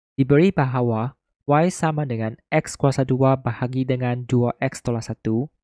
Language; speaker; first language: Malay; non-native, local second language; Chinese